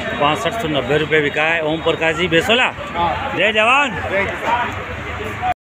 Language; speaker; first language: Hindi; native; Hindi